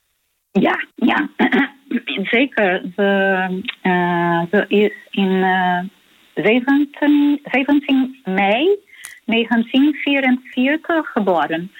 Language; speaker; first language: Dutch; non-native, learner; Portuguese